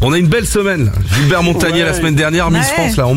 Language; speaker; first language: French; native; French